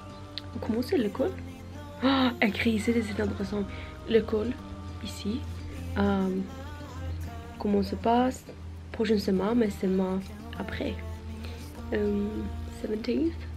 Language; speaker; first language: French; non-native, learner; Norwegian